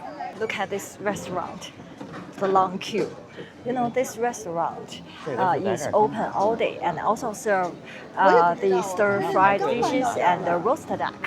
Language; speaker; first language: English; non-native, fluent; Chinese